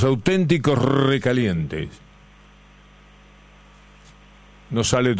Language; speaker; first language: Spanish; native; Spanish